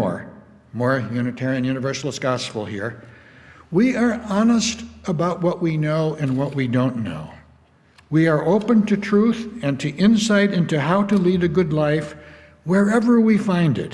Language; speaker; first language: English; native; English